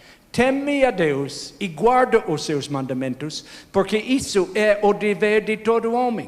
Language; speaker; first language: Portuguese; non-native, fluent; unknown